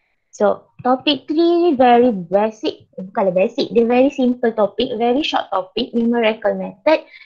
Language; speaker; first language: English; non-native, local second language; Malay